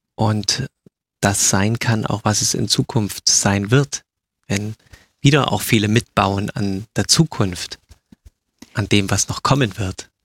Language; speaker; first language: German; native; German